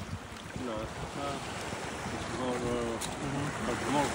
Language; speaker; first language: English; non-native, learner; Greek